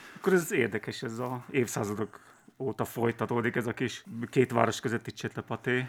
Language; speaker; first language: Hungarian; native; Hungarian